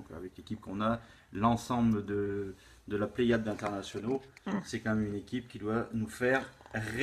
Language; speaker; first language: French; native; French